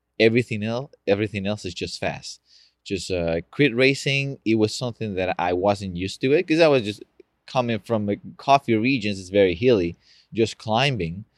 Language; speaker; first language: English; non-native, fluent; Spanish